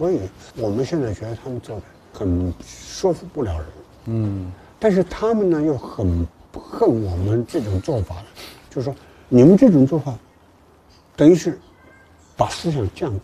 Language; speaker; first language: Chinese; native; Chinese